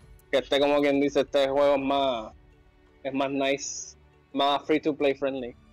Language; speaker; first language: Spanish; native; Spanish